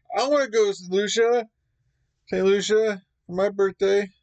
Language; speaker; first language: English; native; English